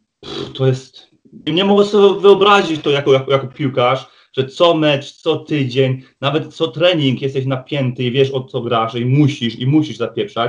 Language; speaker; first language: Polish; early bilingual, heritage; Polish